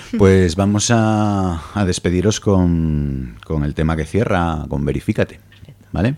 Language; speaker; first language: Spanish; native; Spanish